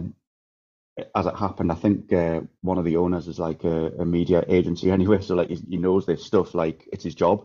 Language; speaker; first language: English; native; English